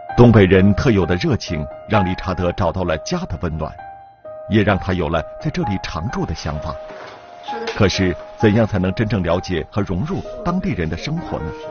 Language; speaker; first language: Chinese; native; Chinese